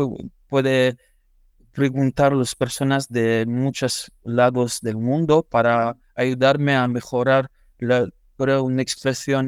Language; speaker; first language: Spanish; non-native, learner; French